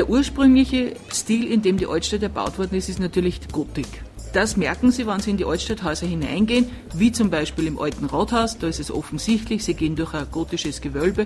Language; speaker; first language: German; native; German